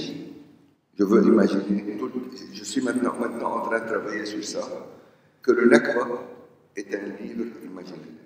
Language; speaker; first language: French; non-native, local second language; Arabic